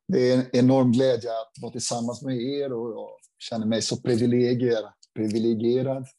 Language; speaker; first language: Swedish; non-native, fluent; Portuguese